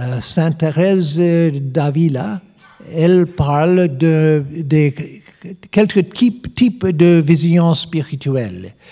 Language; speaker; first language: French; non-native, learner; English